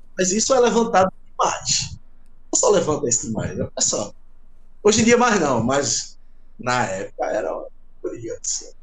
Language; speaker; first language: Portuguese; native; Portuguese